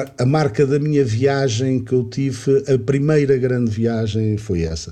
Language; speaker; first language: Portuguese; native; Portuguese